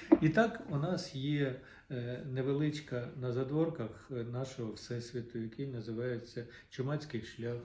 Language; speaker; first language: Ukrainian; non-native, local second language; Russian